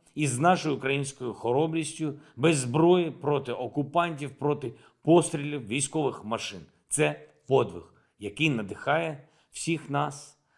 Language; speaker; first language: Ukrainian; non-native, local second language; Russian